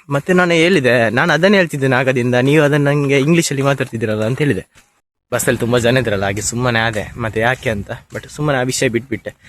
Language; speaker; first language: Kannada; non-native, local second language; Tulu